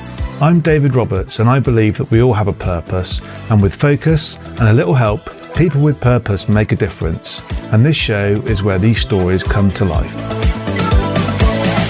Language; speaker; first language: English; native; English